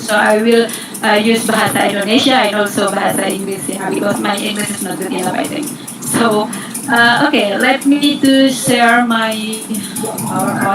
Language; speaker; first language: English; non-native, learner; Indonesian